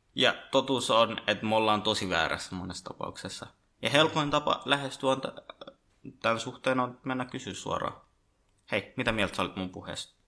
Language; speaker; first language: Finnish; early bilingual, other home language; Bangla